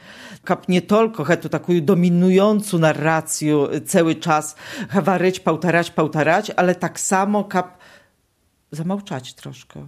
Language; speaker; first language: Polish; non-native, local second language; Belarusian